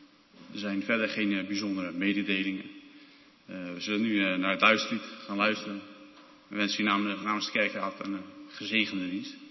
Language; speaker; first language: Dutch; native; Dutch